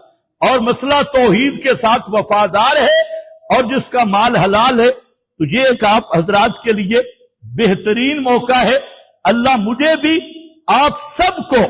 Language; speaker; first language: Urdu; non-native, local second language; Punjabi